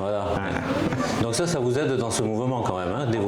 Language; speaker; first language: French; native; French